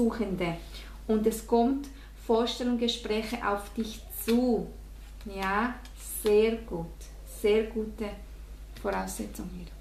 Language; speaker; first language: German; non-native, fluent; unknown